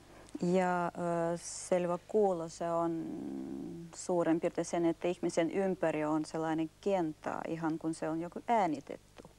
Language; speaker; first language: Finnish; non-native, fluent; Russian